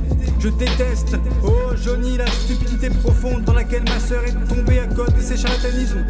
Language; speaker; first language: French; native; French